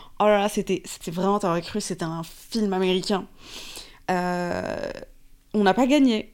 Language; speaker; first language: French; non-native, fluent; Arabic